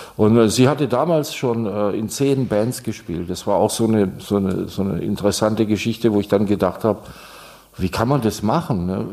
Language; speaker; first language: German; non-native, fluent; Czech